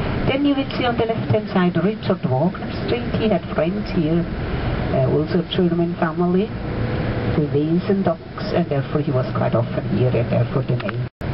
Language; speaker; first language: English; non-native, fluent; German